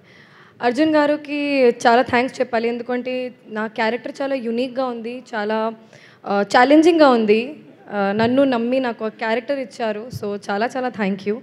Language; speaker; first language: Telugu; non-native, fluent; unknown